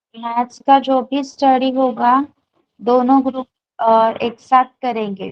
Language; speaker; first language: Hindi; non-native, local second language; Marathi